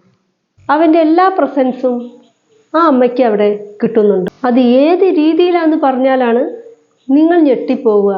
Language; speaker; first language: Malayalam; native; Malayalam